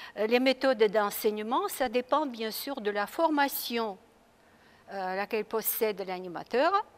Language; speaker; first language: French; non-native, fluent; Russian